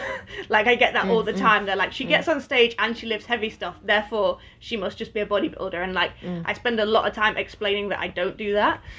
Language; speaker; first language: English; native; English